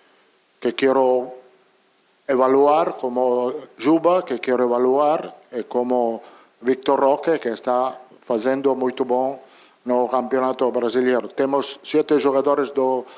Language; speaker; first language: Portuguese; non-native, learner; Italian